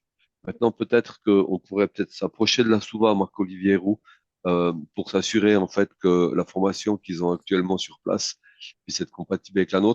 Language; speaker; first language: French; native; French